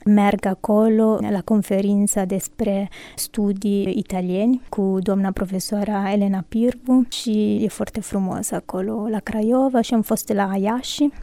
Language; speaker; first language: Romanian; non-native, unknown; Italian